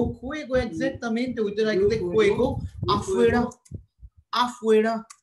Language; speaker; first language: Spanish; non-native, fluent; Hindi